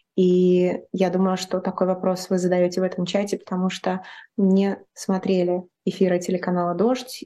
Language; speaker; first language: Russian; native; Russian